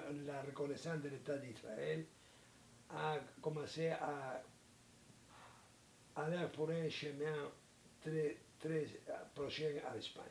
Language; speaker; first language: French; non-native, learner; Spanish